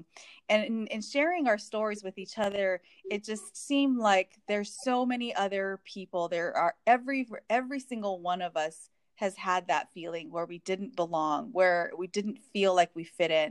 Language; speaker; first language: English; native; English